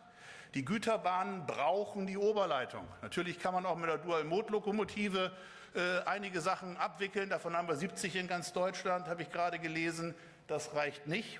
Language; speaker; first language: German; native; German